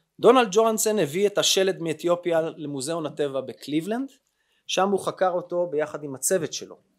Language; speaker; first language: Hebrew; native; Hebrew